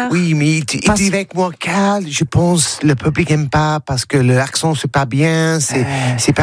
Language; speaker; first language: French; non-native, learner; English